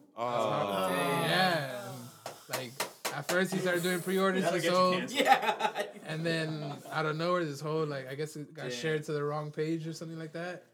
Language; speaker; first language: English; native; English